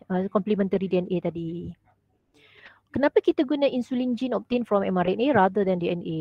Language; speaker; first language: English; non-native, local second language; Malay